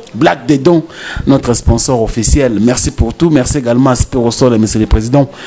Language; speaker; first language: French; non-native, local second language; Lingala